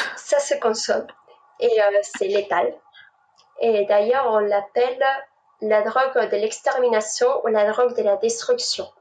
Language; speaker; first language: French; non-native, fluent; Spanish